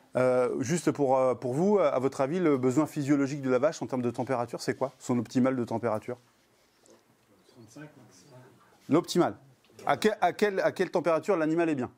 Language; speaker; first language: French; native; French